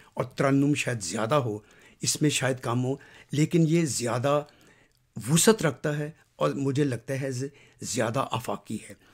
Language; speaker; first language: Urdu; non-native, local second language; Punjabi